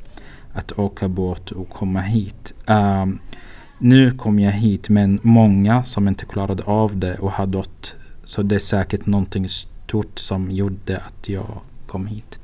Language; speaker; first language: Swedish; non-native, fluent; Arabic